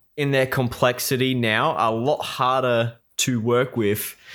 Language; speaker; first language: English; native; English